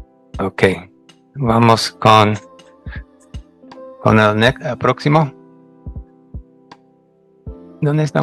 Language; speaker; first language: Spanish; non-native, fluent; English